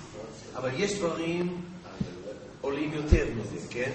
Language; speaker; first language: Hebrew; non-native, fluent; English